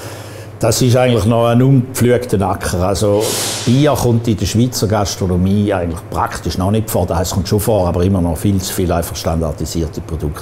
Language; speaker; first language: German; native; German